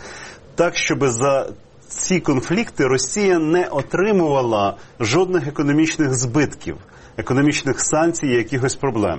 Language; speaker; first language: Ukrainian; native; Ukrainian